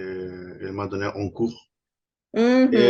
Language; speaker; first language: French; non-native, fluent; Spanish